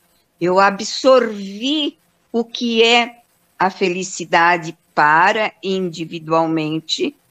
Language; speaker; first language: Portuguese; native; Portuguese